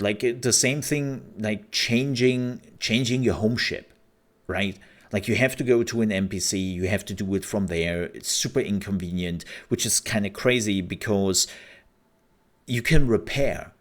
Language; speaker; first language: English; non-native, fluent; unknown